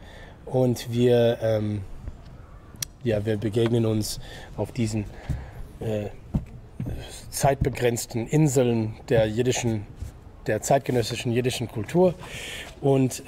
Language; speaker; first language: German; non-native, fluent; English